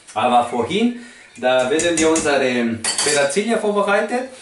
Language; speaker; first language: German; non-native, learner; Spanish